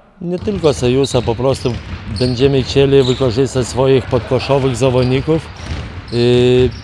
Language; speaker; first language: Polish; non-native, fluent; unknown